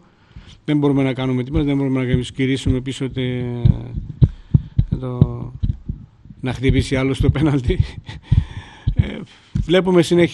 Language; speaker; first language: Greek; non-native, fluent; Georgian